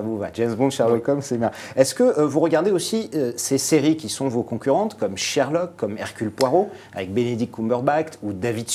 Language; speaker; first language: French; native; French